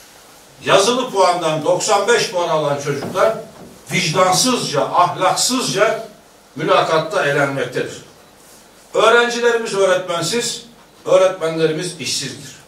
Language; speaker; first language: Turkish; native; Turkish